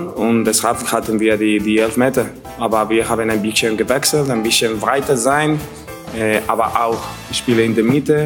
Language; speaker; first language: German; non-native, learner; Spanish